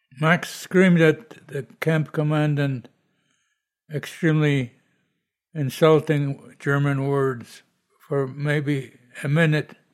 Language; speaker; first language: English; non-native, fluent; Polish